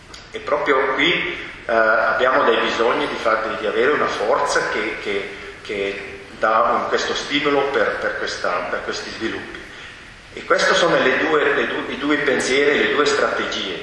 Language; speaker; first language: Italian; non-native, fluent; Romansh